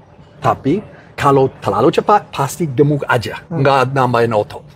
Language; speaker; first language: Indonesian; non-native, fluent; English